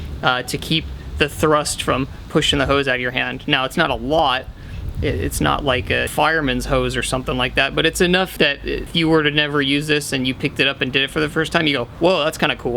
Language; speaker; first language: English; native; English